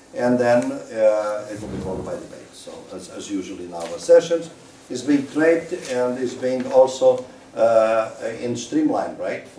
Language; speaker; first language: English; non-native, fluent; Portuguese